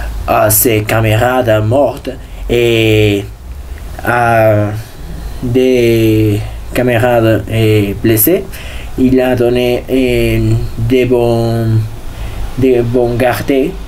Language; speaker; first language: French; non-native, learner; Spanish